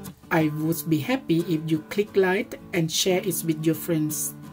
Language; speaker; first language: English; non-native, learner; Thai